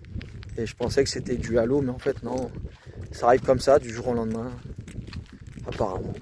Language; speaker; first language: French; native; French